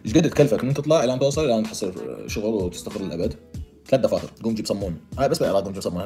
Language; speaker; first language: Arabic; native; Arabic